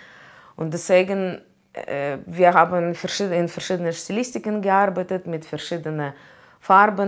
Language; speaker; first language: German; non-native, learner; Russian